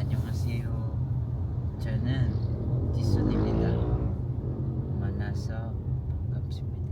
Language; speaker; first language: Korean; non-native, learner; Cebuano